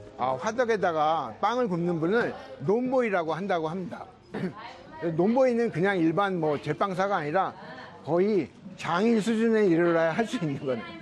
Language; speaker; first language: Korean; native; Korean